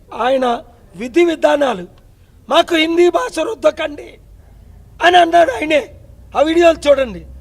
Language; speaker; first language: Telugu; native; Telugu